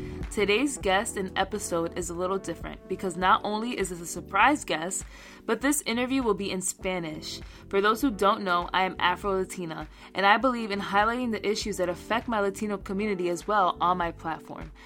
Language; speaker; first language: English; early bilingual, other home language; Spanish